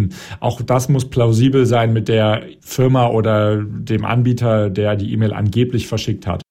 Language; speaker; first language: German; native; German